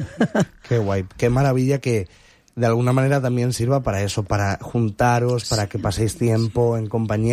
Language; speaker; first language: Spanish; native; Spanish